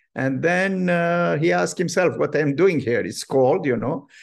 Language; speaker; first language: English; non-native, fluent; Arabic